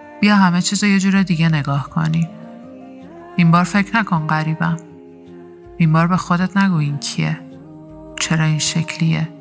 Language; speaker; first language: Persian; native; Persian